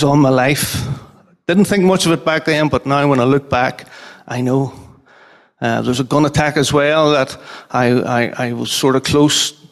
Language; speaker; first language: English; native; English